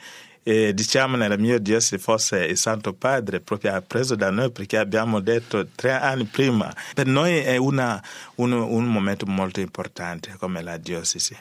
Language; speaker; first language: Italian; non-native, learner; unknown